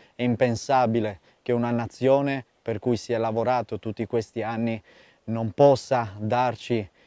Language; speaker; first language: Italian; native; Italian